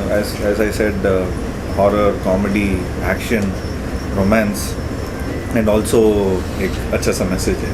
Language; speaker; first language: Hindi; non-native, local second language; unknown